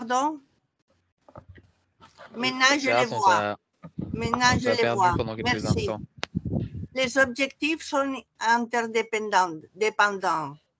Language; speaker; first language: French; non-native, fluent; Catalan